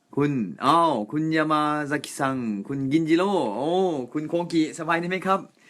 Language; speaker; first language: Thai; non-native, fluent; Japanese